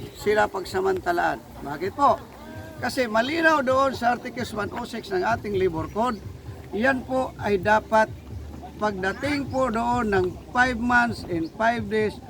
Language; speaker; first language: Filipino; non-native, local second language; Hiligaynon